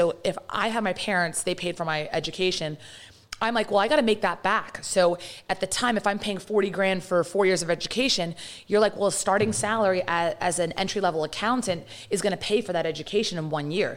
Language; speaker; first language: English; native; English